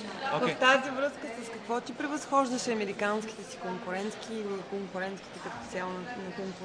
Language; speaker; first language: Bulgarian; native; Bulgarian